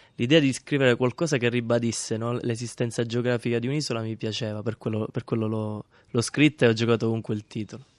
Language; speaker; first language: Italian; native; Italian